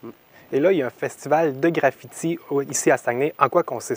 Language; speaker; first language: French; native; French